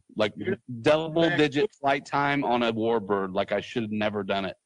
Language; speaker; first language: English; native; English